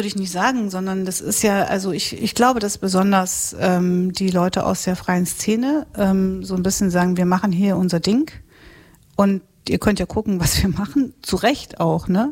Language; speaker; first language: German; native; German